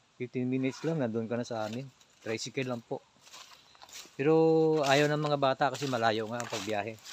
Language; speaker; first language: Filipino; non-native, local second language; Aklanon